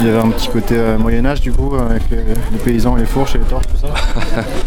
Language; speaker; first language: French; native; French